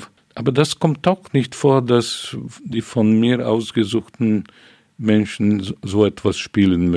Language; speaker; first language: German; non-native, fluent; Hungarian